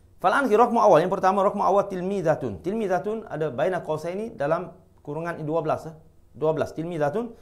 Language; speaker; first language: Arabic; non-native, fluent; Malay